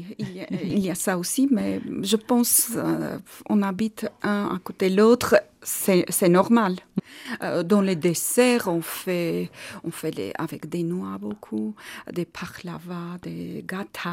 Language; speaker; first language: French; non-native, learner; Armenian